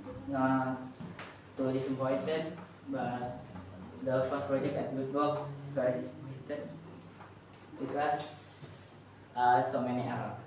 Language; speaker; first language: English; non-native, learner; Indonesian